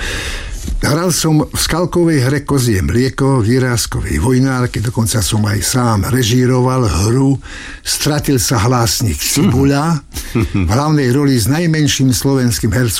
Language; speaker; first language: Slovak; native; Slovak